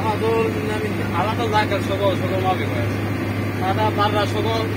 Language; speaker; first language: Arabic; non-native, learner; Bangla